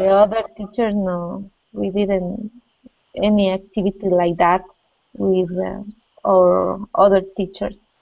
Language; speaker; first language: English; non-native, learner; Spanish